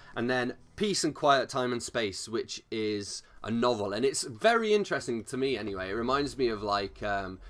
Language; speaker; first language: English; native; English